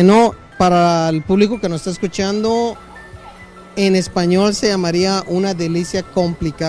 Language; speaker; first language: Spanish; native; Spanish